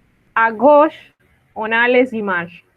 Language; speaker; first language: French; non-native, fluent; Spanish